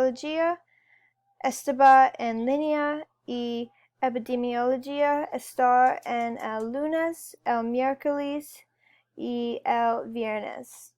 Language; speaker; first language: Spanish; non-native, learner; English